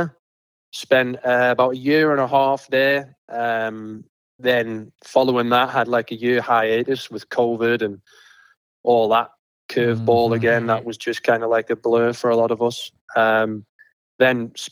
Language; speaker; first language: English; native; English